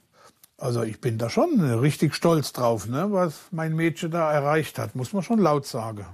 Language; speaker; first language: German; native; German